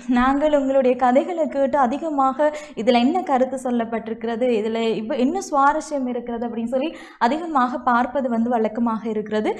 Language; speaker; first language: Tamil; native; Tamil